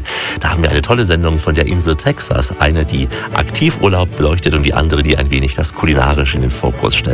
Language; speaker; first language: German; native; German